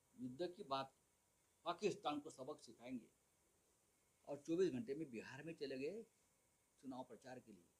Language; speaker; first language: Hindi; non-native, local second language; Marathi